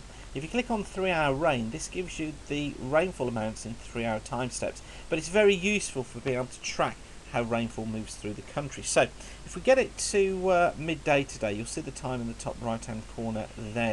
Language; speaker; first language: English; native; English